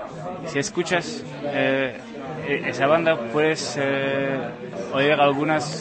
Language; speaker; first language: Spanish; non-native, fluent; Czech